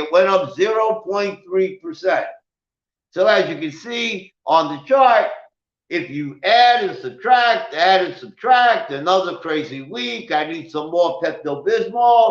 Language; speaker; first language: English; native; English